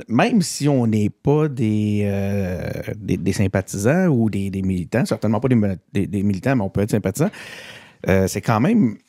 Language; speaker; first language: French; native; French